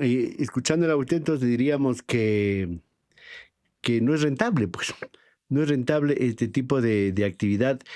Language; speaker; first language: Spanish; native; Spanish